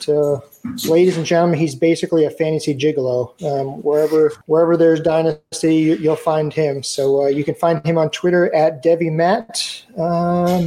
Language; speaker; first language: English; native; English